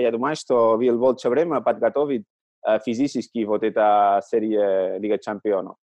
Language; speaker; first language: Russian; non-native, learner; Catalan